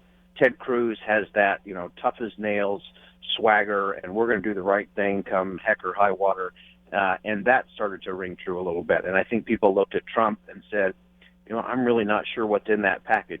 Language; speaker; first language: English; native; English